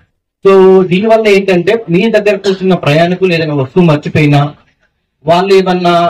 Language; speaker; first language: Telugu; native; Telugu